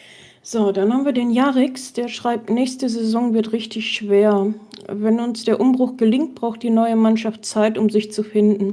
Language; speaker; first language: German; native; German